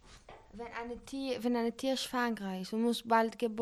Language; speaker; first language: German; non-native, learner; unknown